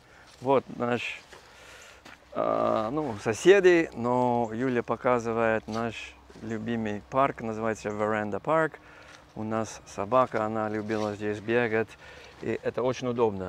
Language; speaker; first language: Russian; non-native, learner; English